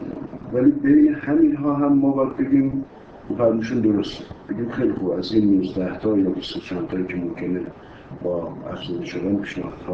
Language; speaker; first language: Persian; native; Persian